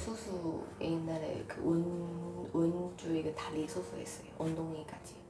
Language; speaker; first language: Korean; non-native, learner; Chinese